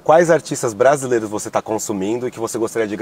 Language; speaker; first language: Portuguese; native; Portuguese